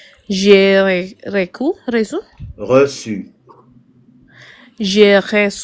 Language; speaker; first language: French; non-native, learner; Arabic